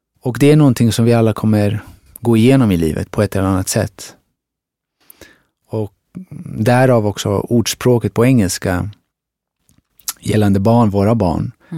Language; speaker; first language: Swedish; early bilingual, other home language; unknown